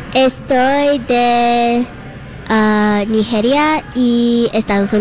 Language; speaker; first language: Spanish; non-native, learner; English